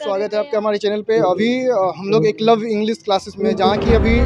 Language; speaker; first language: Hindi; native; Hindi